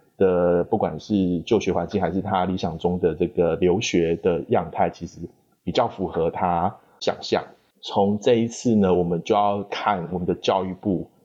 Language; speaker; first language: Chinese; native; Chinese